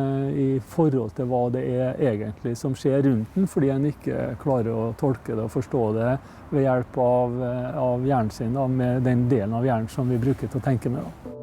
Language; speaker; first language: Norwegian; native; Norwegian